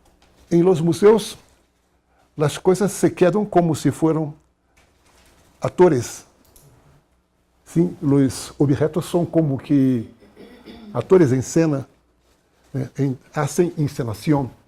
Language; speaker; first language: Spanish; non-native, fluent; Portuguese